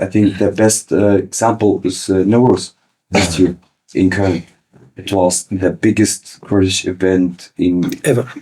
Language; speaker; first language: English; early bilingual, other home language; Kurdish